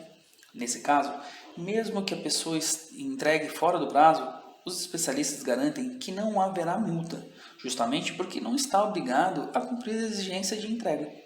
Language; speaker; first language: Portuguese; native; Portuguese